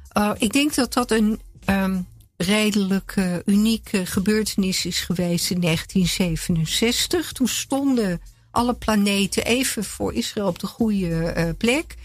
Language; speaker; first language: Dutch; native; Dutch